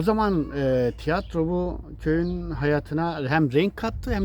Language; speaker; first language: Turkish; native; Turkish